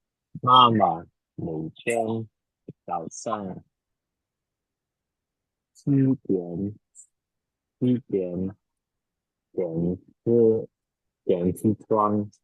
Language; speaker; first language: Chinese; non-native, learner; Indonesian